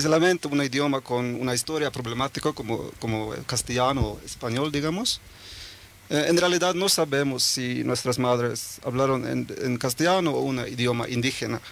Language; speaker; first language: Spanish; early bilingual, heritage; Norwegian